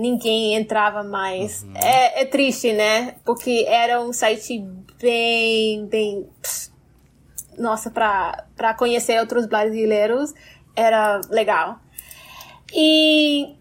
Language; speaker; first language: Portuguese; non-native, fluent; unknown